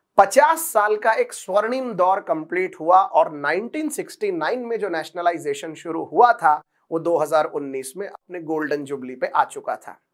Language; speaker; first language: Hindi; non-native, local second language; Marathi